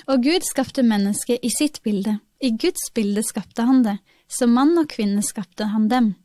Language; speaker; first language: Norwegian; native; Norwegian